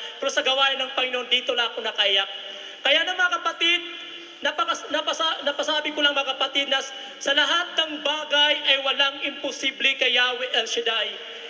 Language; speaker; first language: Filipino; non-native, local second language; Cebuano